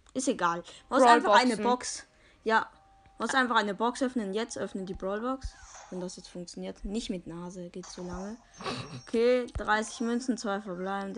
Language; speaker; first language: German; native; German